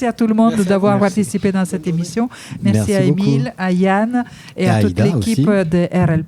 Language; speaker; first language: French; native; French